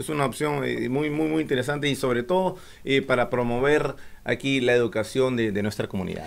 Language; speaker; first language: Spanish; native; Spanish